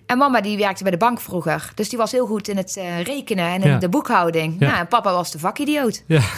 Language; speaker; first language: Dutch; native; Dutch